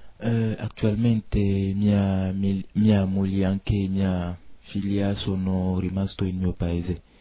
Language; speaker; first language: Italian; non-native, learner; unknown